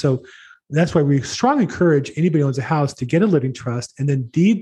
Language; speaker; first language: English; native; English